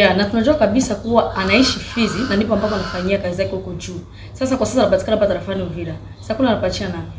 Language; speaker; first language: Swahili; native; Swahili